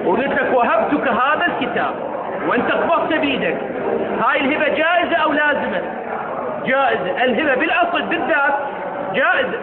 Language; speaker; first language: Arabic; native; Arabic